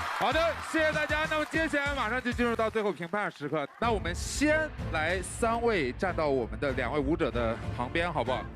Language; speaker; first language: Chinese; native; Chinese